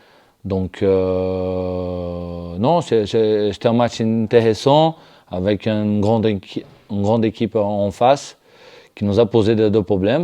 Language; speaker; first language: French; non-native, fluent; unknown